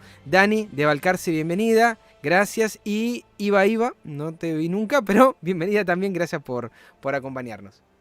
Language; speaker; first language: Spanish; native; Spanish